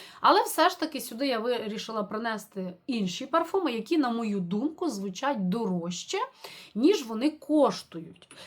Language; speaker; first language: Ukrainian; non-native, local second language; Russian